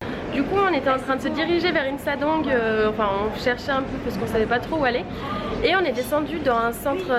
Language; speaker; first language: French; native; French